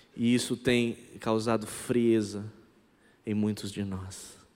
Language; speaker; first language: Portuguese; non-native, local second language; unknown